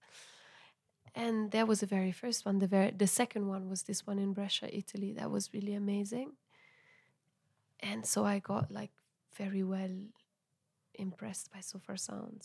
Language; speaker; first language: English; non-native, fluent; Italian